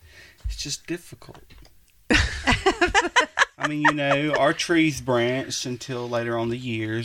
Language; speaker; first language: English; native; English